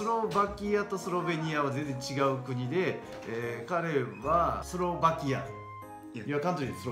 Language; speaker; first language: English; non-native, learner; Japanese